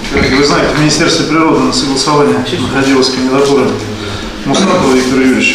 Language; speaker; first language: Russian; native; Russian